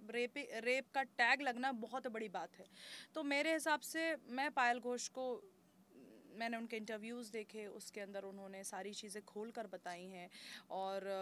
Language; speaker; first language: Hindi; native; Hindi